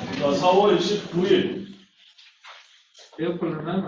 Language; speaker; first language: Portuguese; non-native, learner; Korean